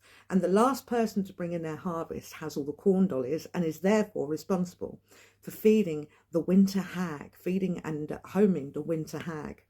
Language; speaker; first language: English; native; English